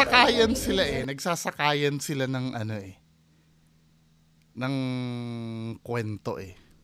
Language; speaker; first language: Filipino; native; Filipino